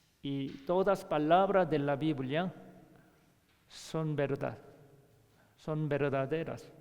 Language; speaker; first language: Spanish; non-native, learner; Korean